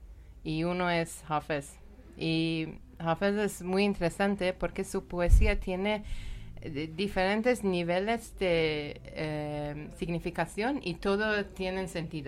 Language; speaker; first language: Spanish; non-native, learner; Persian